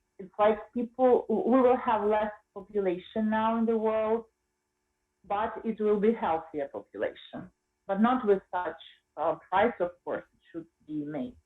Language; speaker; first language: English; non-native, fluent; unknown